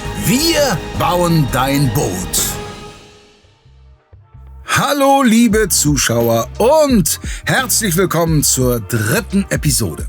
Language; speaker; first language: German; native; German